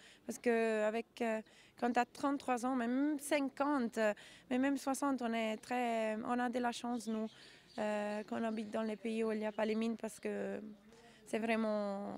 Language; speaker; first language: French; non-native, local second language; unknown